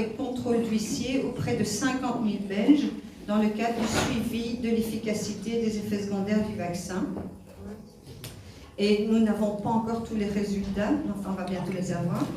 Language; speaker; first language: French; native; French